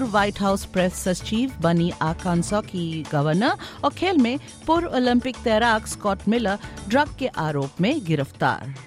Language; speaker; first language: Hindi; native; Hindi